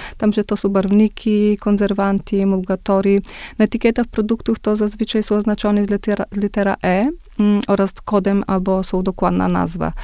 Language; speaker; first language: Polish; non-native, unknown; Macedonian